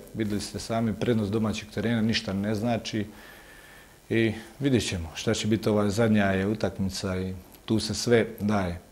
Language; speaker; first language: Croatian; native; Croatian